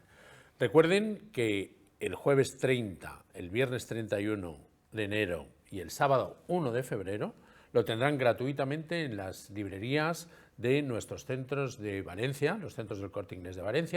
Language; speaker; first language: Spanish; native; Spanish